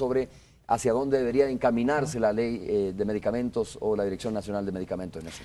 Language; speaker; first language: Spanish; native; Spanish